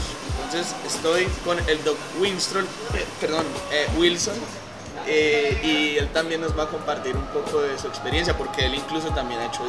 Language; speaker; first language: Spanish; native; Spanish